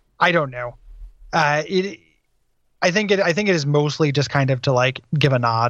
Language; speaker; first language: English; native; English